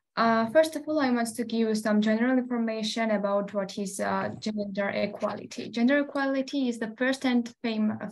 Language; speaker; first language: English; non-native, learner; Georgian